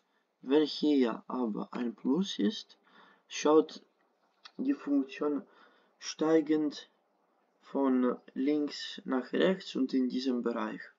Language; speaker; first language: German; non-native, fluent; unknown